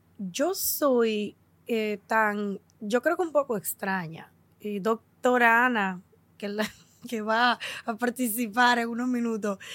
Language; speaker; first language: Spanish; early bilingual, heritage; Spanish